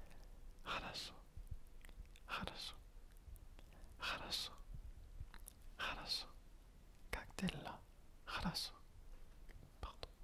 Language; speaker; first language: Russian; non-native, learner; French